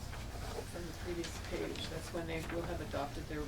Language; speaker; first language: English; native; English